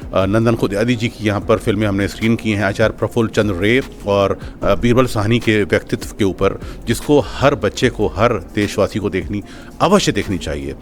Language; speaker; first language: Hindi; native; Hindi